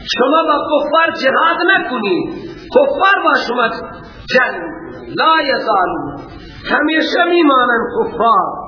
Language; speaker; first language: Persian; native; Persian